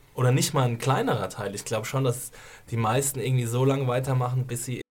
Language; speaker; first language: German; native; German